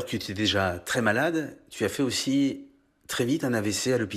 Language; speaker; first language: French; native; French